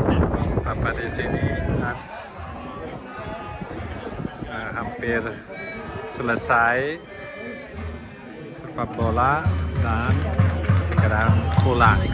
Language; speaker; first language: Indonesian; non-native, learner; Catalan